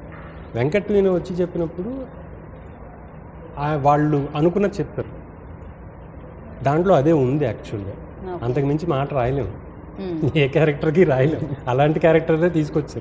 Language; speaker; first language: Telugu; native; Telugu